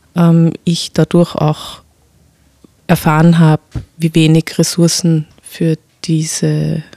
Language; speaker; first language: German; native; German